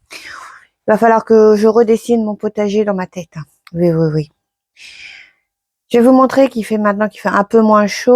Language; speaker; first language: French; native; French